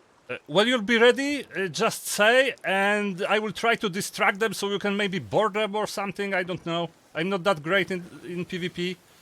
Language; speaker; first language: English; non-native, fluent; Polish